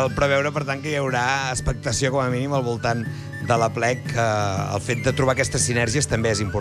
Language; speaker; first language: Catalan; native; Catalan